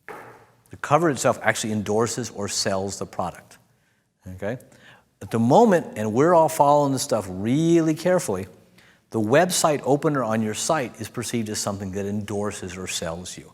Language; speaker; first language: English; native; English